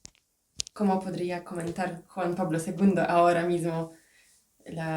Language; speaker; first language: Spanish; non-native, fluent; Polish